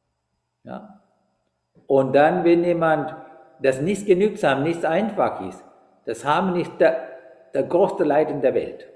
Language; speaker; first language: German; non-native, fluent; Sinhala